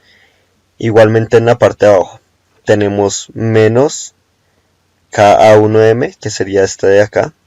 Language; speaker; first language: Spanish; native; Spanish